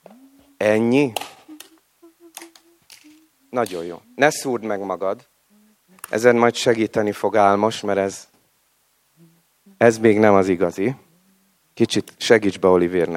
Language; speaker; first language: Hungarian; native; Hungarian